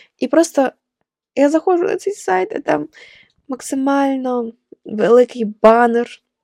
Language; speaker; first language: Ukrainian; non-native, local second language; Russian